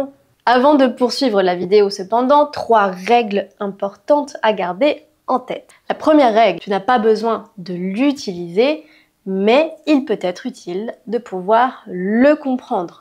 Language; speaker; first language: French; native; French